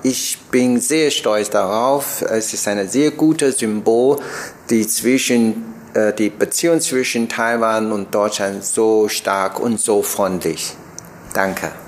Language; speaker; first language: German; non-native, learner; Chinese